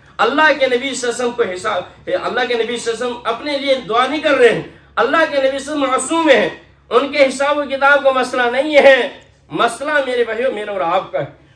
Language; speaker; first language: Urdu; non-native, local second language; Kashmiri